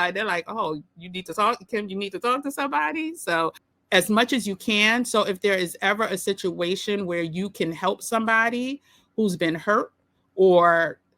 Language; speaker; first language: English; native; English